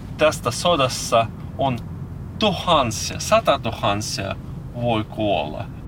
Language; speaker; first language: Finnish; non-native, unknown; Russian